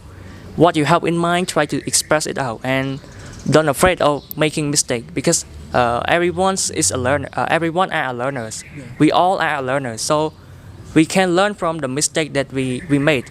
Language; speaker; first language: English; non-native, fluent; Khmer